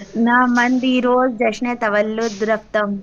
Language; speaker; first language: Persian; non-native, learner; Urdu